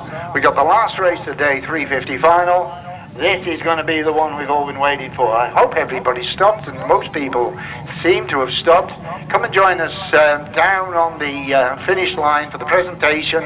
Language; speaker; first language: English; native; English